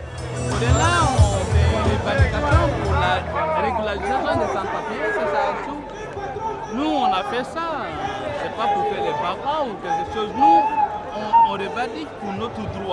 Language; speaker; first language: French; non-native, fluent; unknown